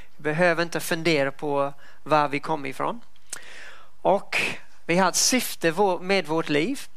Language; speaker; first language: Swedish; non-native, fluent; English